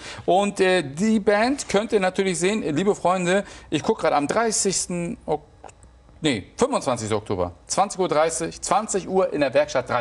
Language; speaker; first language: German; native; German